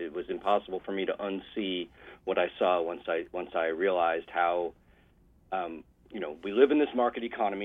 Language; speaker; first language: English; native; English